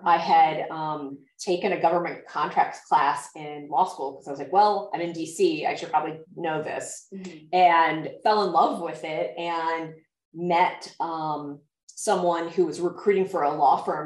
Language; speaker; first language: English; native; English